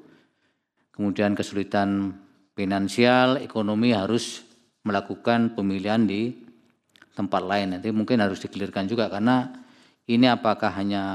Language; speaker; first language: Indonesian; native; Indonesian